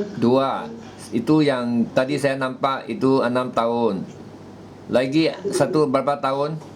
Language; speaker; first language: Malay; non-native, local second language; Chinese